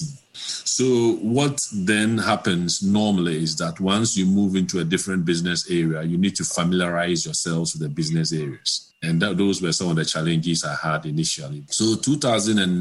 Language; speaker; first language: English; non-native, local second language; Akan